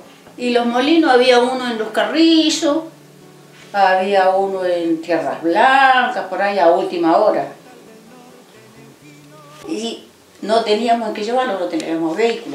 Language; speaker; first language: Spanish; native; Spanish